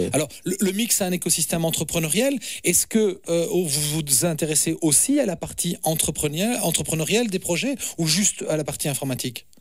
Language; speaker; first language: French; native; French